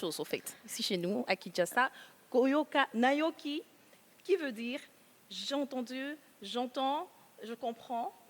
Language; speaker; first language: French; non-native, local second language; Lingala